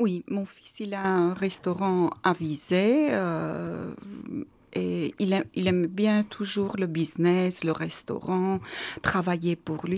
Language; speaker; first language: French; non-native, learner; Armenian